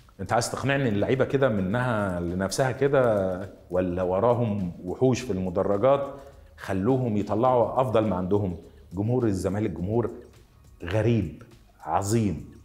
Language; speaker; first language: Arabic; native; Arabic